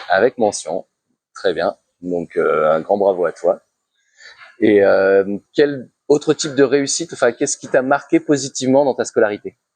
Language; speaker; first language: French; native; French